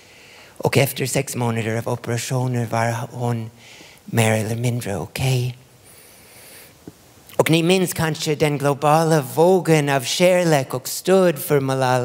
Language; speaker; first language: Swedish; non-native, fluent; English